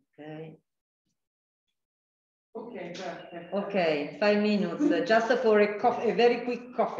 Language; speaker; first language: English; non-native, fluent; Italian